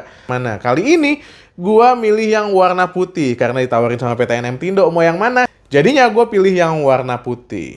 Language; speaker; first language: Indonesian; native; Indonesian